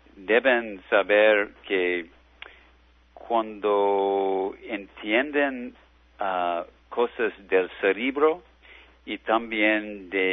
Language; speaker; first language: Spanish; non-native, learner; English